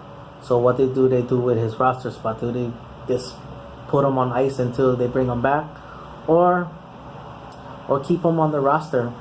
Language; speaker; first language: English; native; English